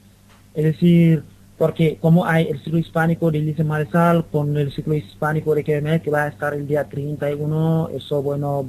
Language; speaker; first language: Spanish; non-native, learner; Wolof